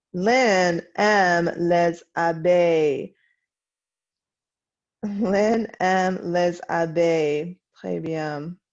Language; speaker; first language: French; non-native, fluent; English